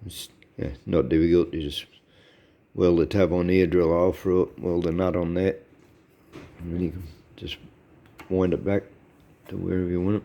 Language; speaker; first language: English; native; English